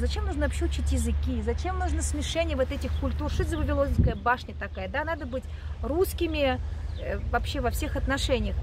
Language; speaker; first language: Russian; native; Russian